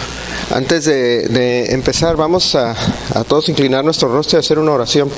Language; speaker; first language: Spanish; native; Spanish